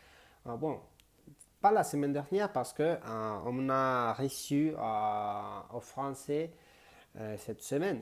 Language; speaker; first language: French; non-native, learner; Spanish